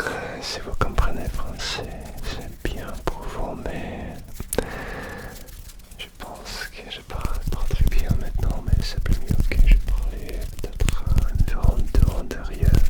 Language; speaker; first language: French; non-native, learner; Russian